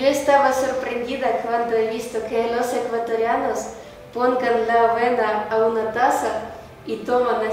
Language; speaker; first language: Spanish; non-native, learner; Ukrainian